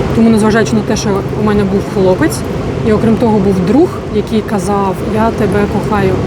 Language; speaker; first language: Ukrainian; non-native, local second language; Russian